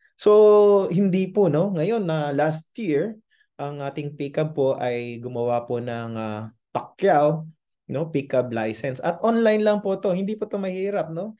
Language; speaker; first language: Filipino; non-native, local second language; Iloko